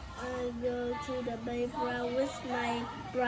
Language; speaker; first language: English; non-native, learner; Vietnamese